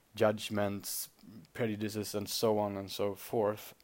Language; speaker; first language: English; non-native, fluent; Swedish